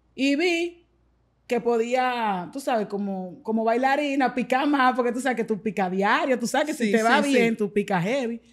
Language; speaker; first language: Spanish; native; Spanish